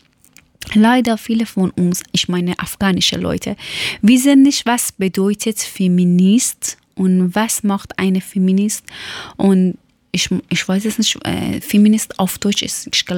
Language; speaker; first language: German; non-native, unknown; Persian